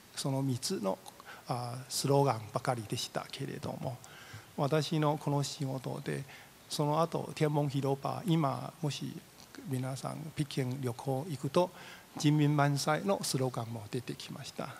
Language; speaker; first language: Japanese; non-native, fluent; Chinese